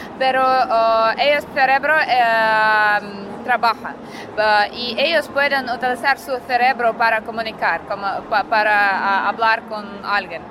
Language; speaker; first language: Spanish; non-native, learner; Russian